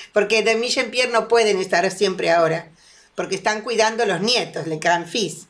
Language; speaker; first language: Spanish; native; Spanish